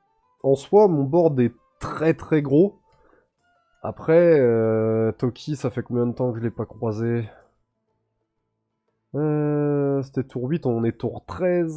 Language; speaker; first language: French; native; French